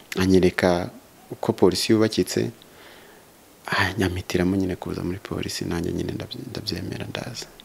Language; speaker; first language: Kinyarwanda; native; Kinyarwanda